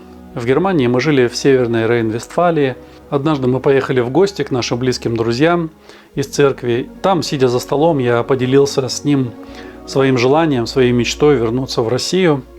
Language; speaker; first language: Russian; native; Russian